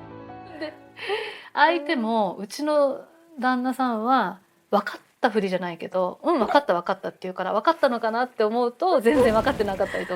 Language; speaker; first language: Japanese; native; Japanese